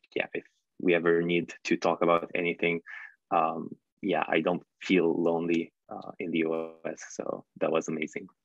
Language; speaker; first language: English; non-native, fluent; Arabic